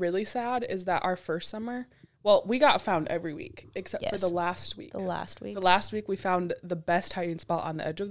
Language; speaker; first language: English; native; English